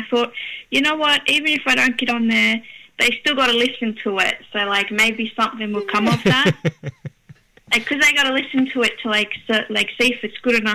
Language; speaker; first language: English; native; English